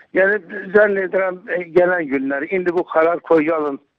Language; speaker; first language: Turkish; non-native, learner; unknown